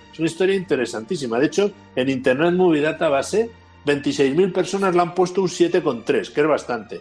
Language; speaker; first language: Spanish; native; Spanish